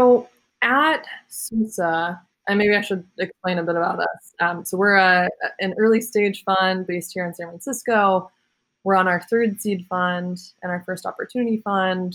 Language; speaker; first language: English; native; English